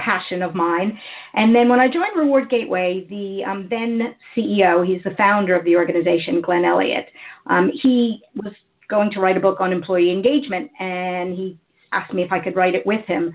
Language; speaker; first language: English; native; English